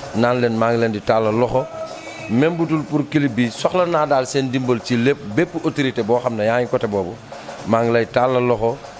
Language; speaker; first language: Wolof; non-native, local second language; Fula